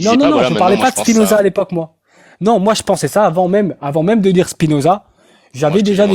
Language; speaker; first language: French; native; French